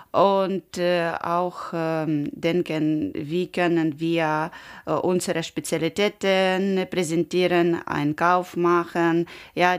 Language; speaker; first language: German; non-native, learner; Ukrainian